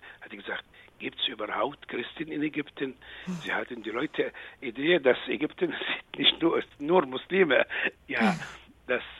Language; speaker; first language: German; non-native, fluent; Arabic